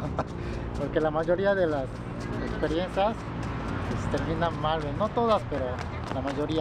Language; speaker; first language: Spanish; native; Spanish